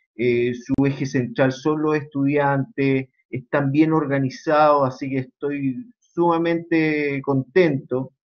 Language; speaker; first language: Spanish; native; Spanish